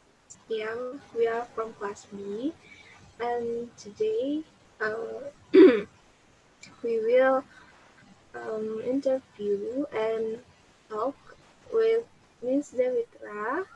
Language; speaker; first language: English; non-native, learner; Indonesian